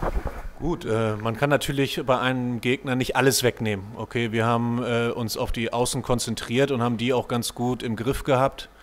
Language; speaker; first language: German; native; German